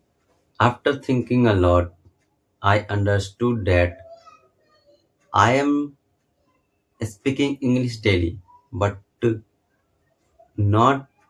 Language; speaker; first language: English; non-native, learner; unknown